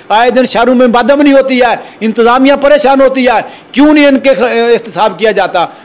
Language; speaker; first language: Urdu; native; Urdu